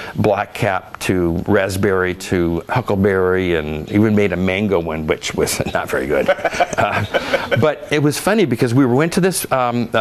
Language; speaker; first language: English; native; English